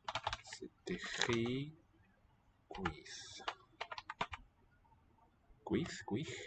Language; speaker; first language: Welsh; non-native, learner; English